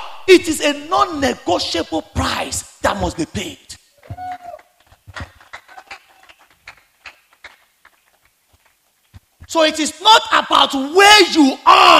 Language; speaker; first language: English; non-native, local second language; Yoruba